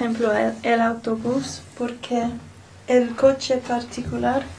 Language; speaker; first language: Spanish; non-native, learner; English